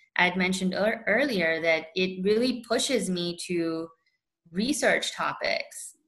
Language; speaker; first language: English; early bilingual, other home language; Urdu